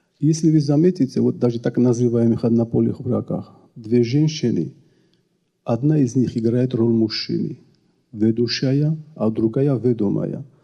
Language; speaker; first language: Russian; non-native, local second language; Georgian